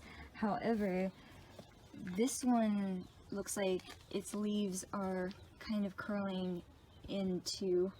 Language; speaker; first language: English; native; English